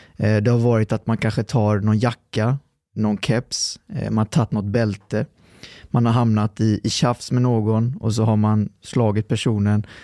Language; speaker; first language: Swedish; early bilingual, other home language; Arabic